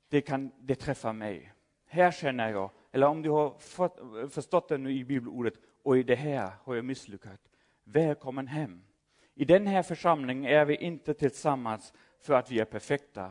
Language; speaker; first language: Swedish; non-native, fluent; German